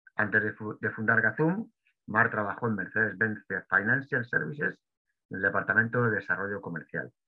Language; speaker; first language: Spanish; native; Spanish